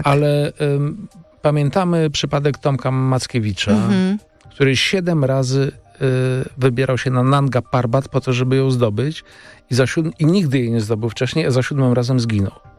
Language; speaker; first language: Polish; native; Polish